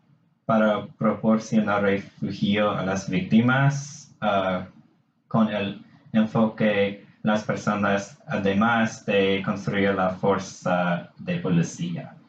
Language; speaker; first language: Spanish; non-native, learner; English